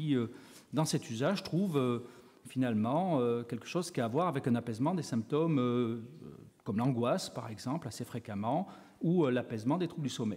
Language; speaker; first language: French; native; French